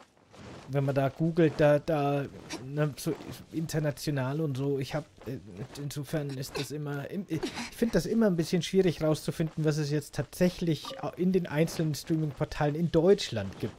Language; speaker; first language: German; native; German